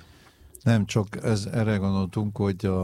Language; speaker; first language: Hungarian; non-native, fluent; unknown